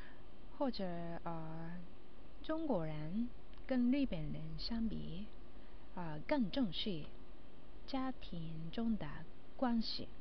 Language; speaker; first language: Chinese; non-native, learner; Japanese